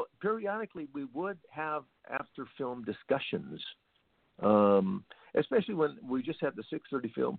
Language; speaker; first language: English; native; English